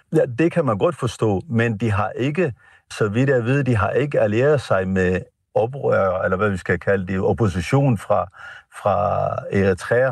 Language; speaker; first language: Danish; non-native, fluent; Tigrinya